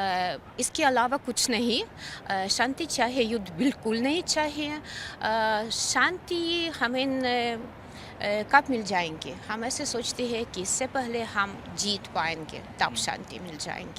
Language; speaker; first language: Hindi; non-native, fluent; Ukrainian